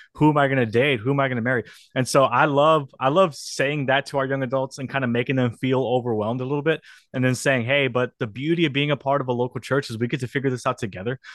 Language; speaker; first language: English; native; English